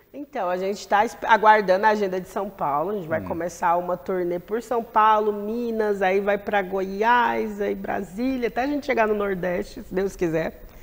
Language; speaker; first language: Portuguese; native; Portuguese